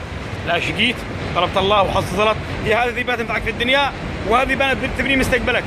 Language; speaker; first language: Arabic; native; Arabic